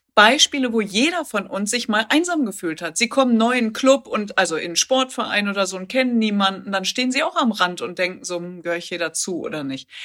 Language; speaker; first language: German; native; German